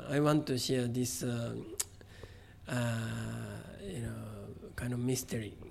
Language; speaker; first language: English; non-native, fluent; Japanese